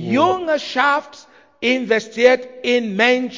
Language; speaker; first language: German; non-native, learner; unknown